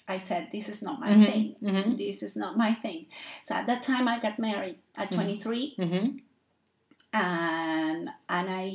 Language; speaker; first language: English; non-native, fluent; Spanish